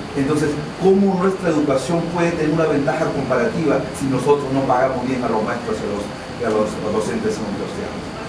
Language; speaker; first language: Spanish; non-native, local second language; Shipibo-Conibo